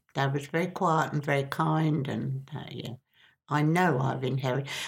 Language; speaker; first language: English; native; English